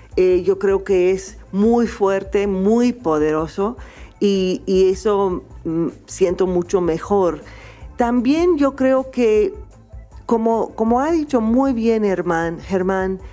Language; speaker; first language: Spanish; non-native, fluent; English